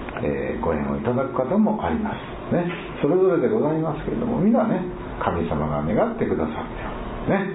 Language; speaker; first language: Japanese; native; Japanese